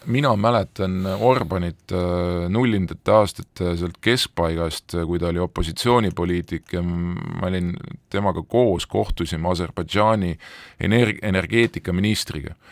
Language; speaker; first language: Estonian; native; Estonian